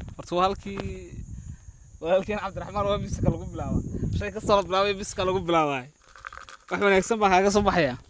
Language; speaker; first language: Somali; native; Somali